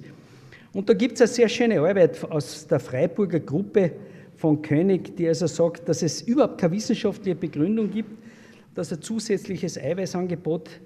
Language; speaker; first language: German; native; German